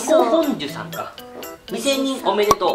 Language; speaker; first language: Japanese; native; Japanese